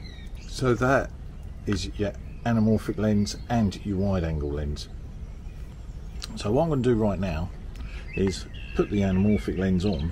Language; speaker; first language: English; native; English